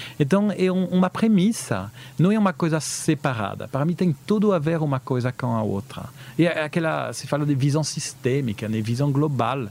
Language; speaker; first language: Portuguese; early bilingual, heritage; Portuguese